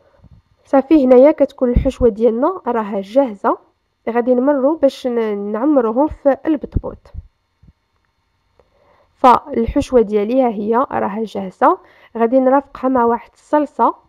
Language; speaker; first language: Arabic; native; Arabic